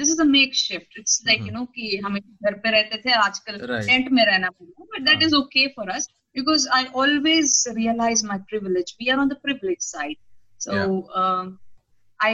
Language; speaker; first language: English; non-native, local second language; Telugu